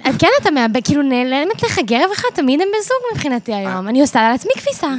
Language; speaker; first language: Hebrew; early bilingual, other home language; English